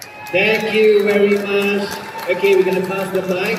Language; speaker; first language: English; non-native, local second language; Chinese